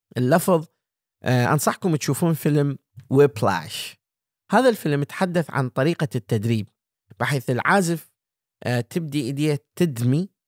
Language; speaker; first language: Arabic; native; Arabic